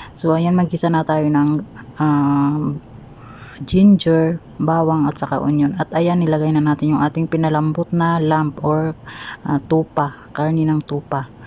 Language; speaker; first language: Filipino; non-native, local second language; Cebuano